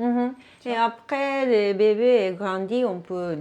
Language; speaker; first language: French; non-native, learner; Japanese